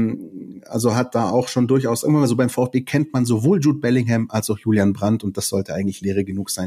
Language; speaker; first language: German; native; German